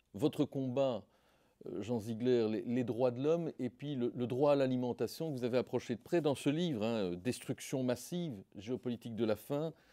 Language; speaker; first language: French; native; French